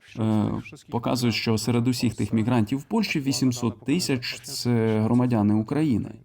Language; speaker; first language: Ukrainian; non-native, fluent; Polish